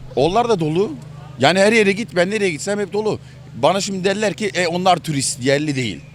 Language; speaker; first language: Turkish; native; Turkish